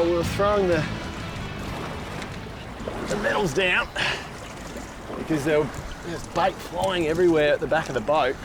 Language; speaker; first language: English; native; English